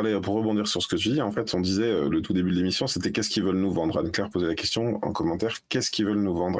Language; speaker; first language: French; native; French